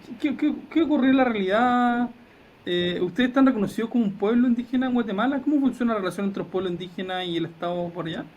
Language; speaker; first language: Spanish; native; Spanish